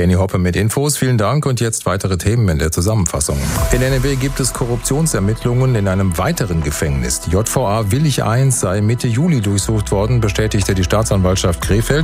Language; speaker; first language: German; native; German